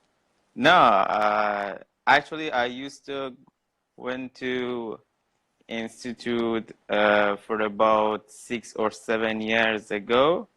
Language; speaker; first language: English; non-native, learner; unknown